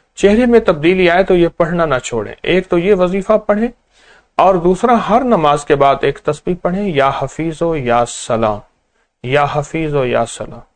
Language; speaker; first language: Urdu; native; Urdu